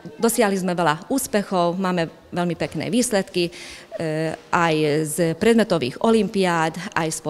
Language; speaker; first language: Slovak; non-native, local second language; Hungarian